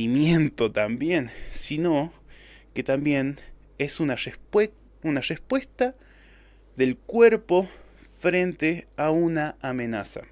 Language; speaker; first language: Spanish; native; Spanish